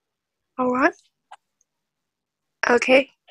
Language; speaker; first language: English; non-native, learner; Chinese